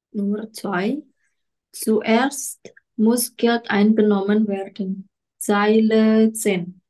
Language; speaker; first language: German; non-native, learner; Indonesian